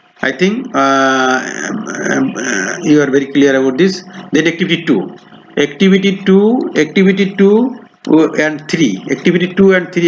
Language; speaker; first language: English; non-native, local second language; Bangla